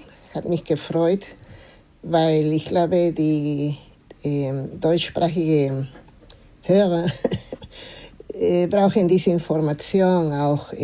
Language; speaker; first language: German; non-native, fluent; Spanish